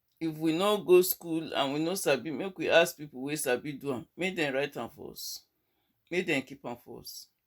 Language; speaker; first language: Nigerian Pidgin; non-native, local second language; Yoruba